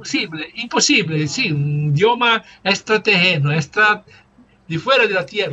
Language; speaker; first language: Spanish; non-native, fluent; Portuguese